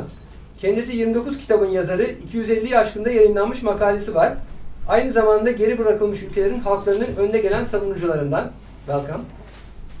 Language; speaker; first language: Turkish; native; Turkish